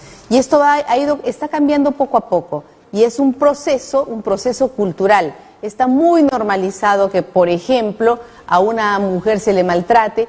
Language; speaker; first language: Spanish; native; Spanish